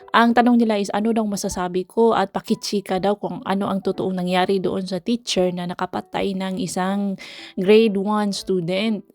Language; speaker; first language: Filipino; non-native, local second language; Cebuano